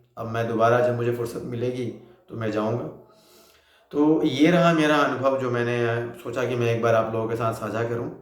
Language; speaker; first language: Hindi; native; Hindi